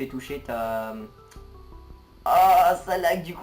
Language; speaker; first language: French; native; French